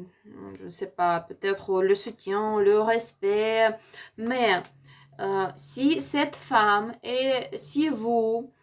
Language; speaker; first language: French; non-native, learner; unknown